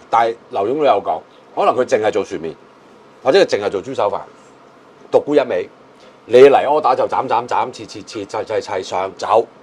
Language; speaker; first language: Cantonese; native; Cantonese